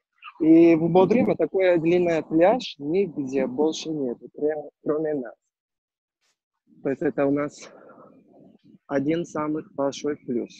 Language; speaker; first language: Russian; non-native, learner; Turkish